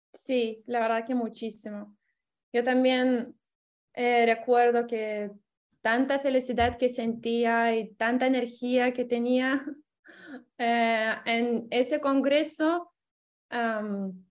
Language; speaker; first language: Spanish; non-native, fluent; Lithuanian